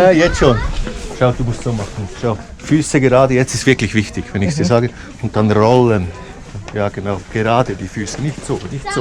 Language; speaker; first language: German; native; German